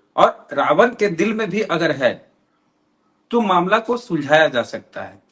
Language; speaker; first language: Hindi; native; Hindi